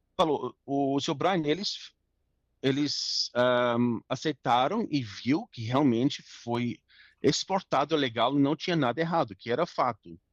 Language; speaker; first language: Portuguese; non-native, fluent; English